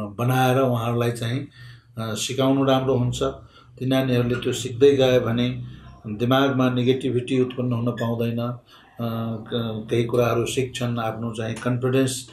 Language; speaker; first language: Nepali; non-native, local second language; Maithili